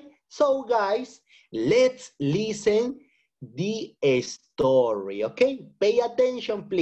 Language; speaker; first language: English; non-native, fluent; Spanish